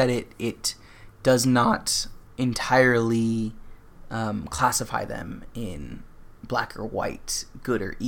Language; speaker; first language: English; native; English